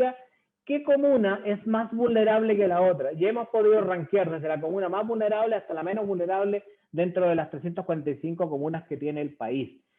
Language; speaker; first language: Spanish; native; Spanish